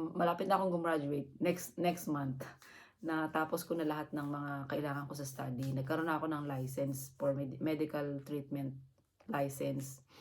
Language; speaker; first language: Filipino; native; Filipino